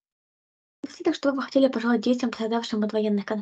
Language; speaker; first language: Russian; native; Russian